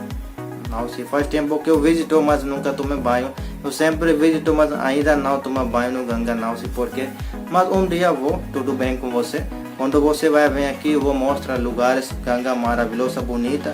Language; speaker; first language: Portuguese; non-native, learner; Hindi